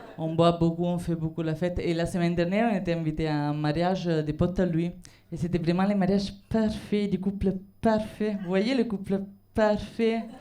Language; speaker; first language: French; non-native, fluent; Italian